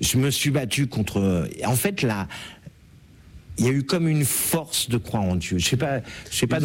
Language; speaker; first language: French; native; French